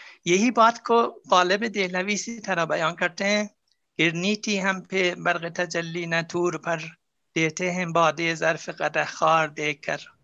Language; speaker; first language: Urdu; non-native, fluent; Azerbaijani